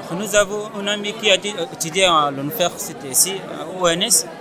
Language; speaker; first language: French; non-native, learner; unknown